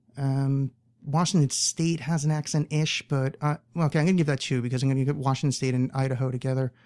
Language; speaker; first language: English; native; English